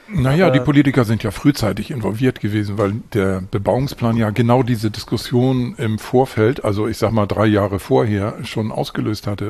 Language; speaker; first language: German; native; German